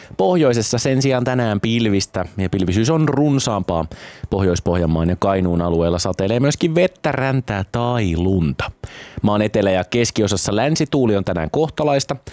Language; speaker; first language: Finnish; native; Finnish